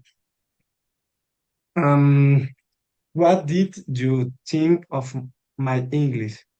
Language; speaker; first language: English; non-native, learner; Spanish